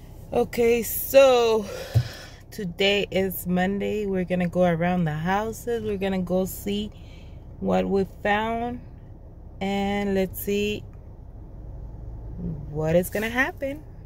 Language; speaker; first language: English; non-native, fluent; Spanish